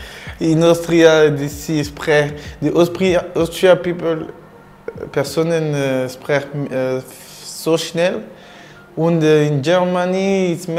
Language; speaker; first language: German; non-native, learner; French